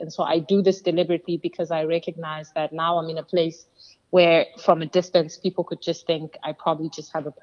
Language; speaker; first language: English; non-native, local second language; Xhosa